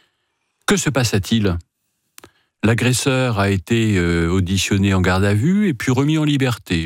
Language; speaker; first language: French; native; French